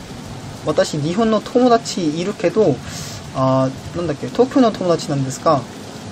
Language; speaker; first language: Japanese; non-native, learner; Korean